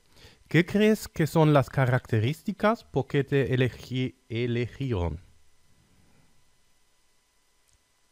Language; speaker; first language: Spanish; non-native, fluent; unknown